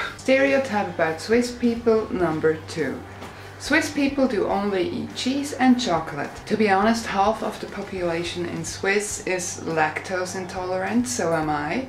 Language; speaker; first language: English; non-native, fluent; Swiss German